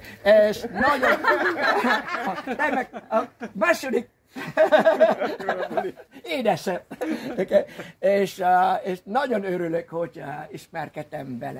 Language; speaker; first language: Hungarian; non-native, learner; Vietnamese